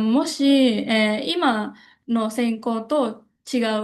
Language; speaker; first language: Japanese; non-native, fluent; Indonesian